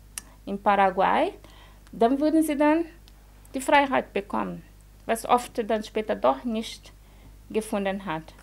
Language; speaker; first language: German; non-native, fluent; Portuguese